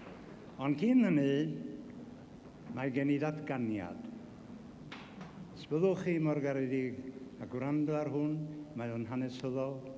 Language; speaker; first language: Welsh; native; Welsh